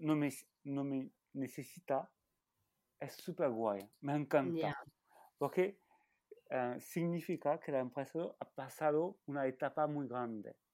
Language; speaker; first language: Spanish; non-native, fluent; French